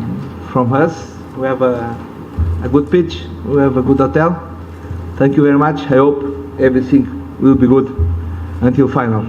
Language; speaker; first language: English; non-native, learner; Portuguese